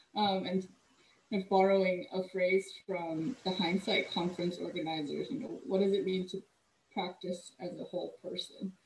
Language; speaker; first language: English; native; English